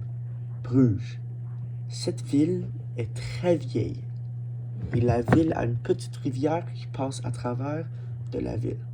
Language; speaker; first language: French; non-native, learner; English